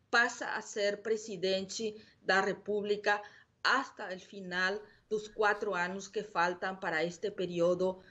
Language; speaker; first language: Portuguese; non-native, learner; Spanish